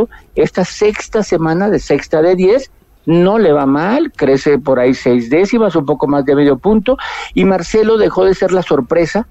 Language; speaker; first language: Spanish; native; Spanish